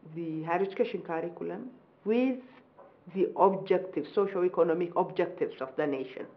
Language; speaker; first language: English; non-native, fluent; Amharic